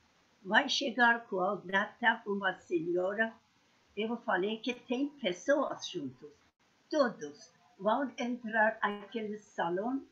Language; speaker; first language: Portuguese; non-native, learner; Persian